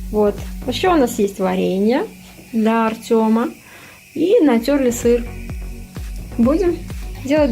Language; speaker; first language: Russian; native; Russian